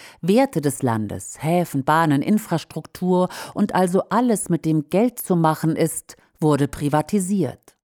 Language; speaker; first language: German; native; German